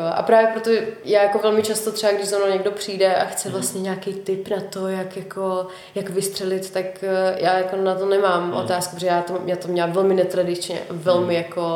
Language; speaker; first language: Czech; non-native, local second language; Russian